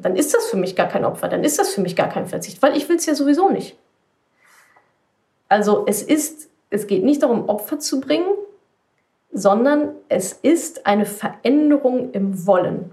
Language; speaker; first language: German; native; German